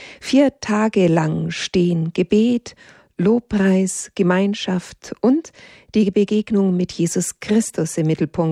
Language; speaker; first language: German; native; German